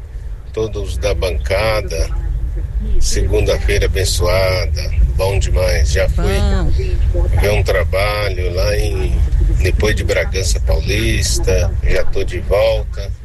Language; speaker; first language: Portuguese; native; Portuguese